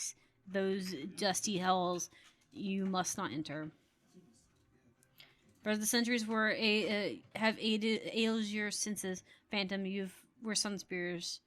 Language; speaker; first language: English; native; English